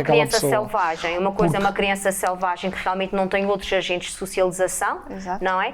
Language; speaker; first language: Portuguese; native; Portuguese